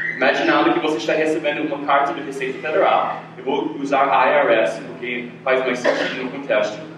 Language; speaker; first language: Portuguese; non-native, fluent; English